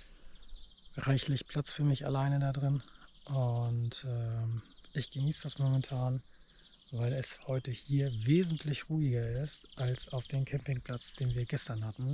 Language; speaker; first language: German; native; German